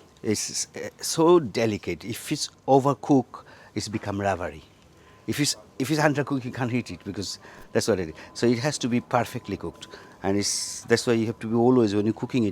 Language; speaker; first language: English; non-native, local second language; Bangla